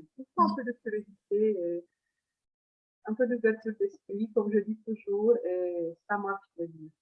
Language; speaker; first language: French; non-native, fluent; Italian